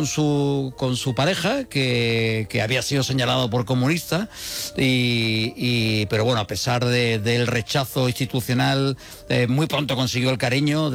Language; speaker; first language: Spanish; native; Spanish